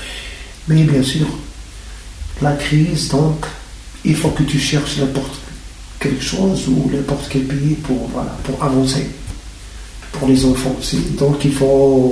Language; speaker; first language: French; non-native, learner; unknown